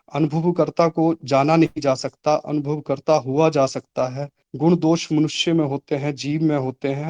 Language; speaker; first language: Hindi; native; Hindi